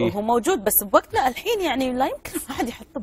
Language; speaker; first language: Arabic; native; Arabic